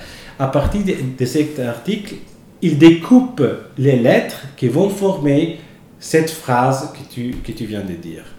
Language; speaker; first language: French; non-native, fluent; Italian